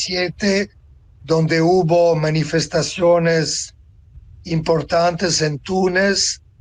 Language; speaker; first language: Spanish; non-native, fluent; Italian